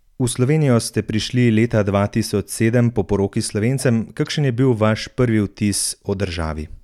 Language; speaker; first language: Slovenian; native; Slovenian